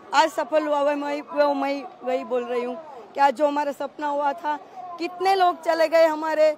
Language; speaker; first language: Hindi; non-native, local second language; Gujarati